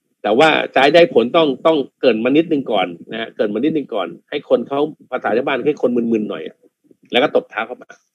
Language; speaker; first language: Thai; native; Thai